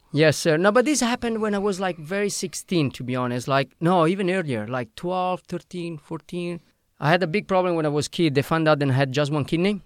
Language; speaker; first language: English; non-native, fluent; Italian